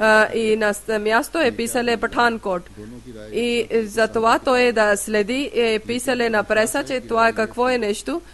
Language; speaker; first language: Bulgarian; non-native, learner; Urdu